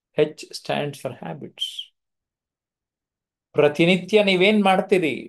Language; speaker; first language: Kannada; native; Kannada